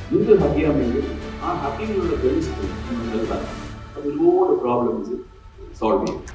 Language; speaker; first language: Malayalam; non-native, local second language; Tamil